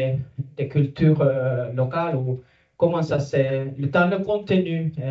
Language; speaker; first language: French; non-native, fluent; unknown